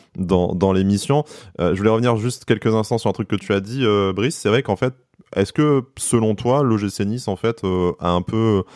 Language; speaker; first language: French; native; French